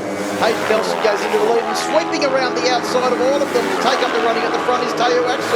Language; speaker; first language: English; native; English